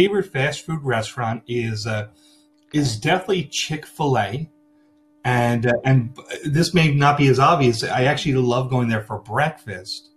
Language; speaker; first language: English; native; English